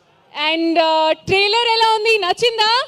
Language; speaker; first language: Telugu; non-native, learner; Hindi